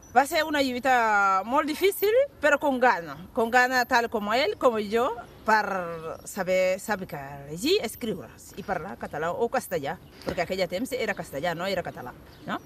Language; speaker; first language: Catalan; non-native, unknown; Bambara